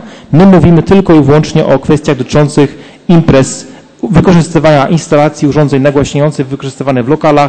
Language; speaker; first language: Polish; native; Polish